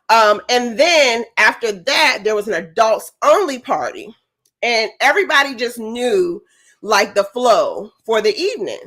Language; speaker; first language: English; native; English